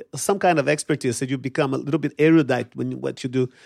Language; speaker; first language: English; non-native, fluent; Portuguese